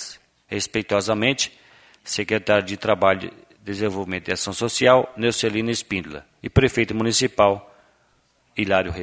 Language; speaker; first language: Portuguese; native; Portuguese